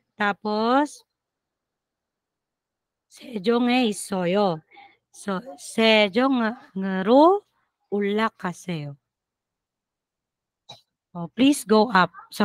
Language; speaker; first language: Korean; non-native, fluent; Filipino